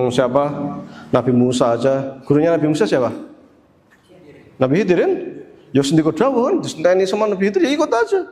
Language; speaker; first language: Indonesian; native; Indonesian